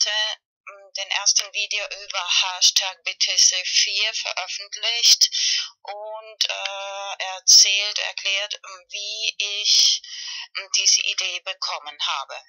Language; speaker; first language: German; non-native, fluent; Spanish